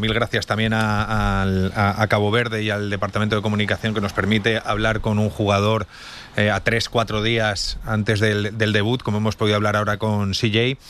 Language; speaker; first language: Spanish; native; Spanish